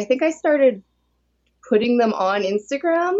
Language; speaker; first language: English; native; English